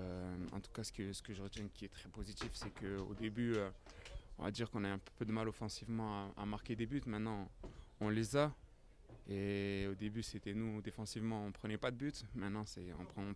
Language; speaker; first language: French; native; French